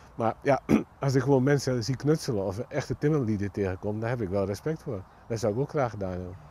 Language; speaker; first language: Dutch; native; Dutch